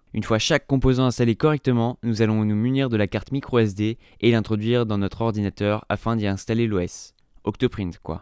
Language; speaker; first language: French; native; French